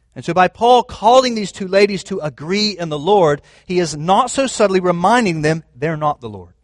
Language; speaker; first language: English; native; English